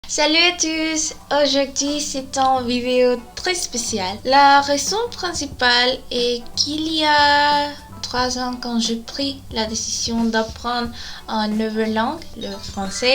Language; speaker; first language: French; non-native, learner; Spanish